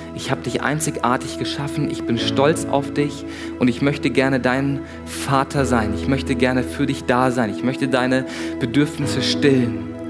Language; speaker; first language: German; native; German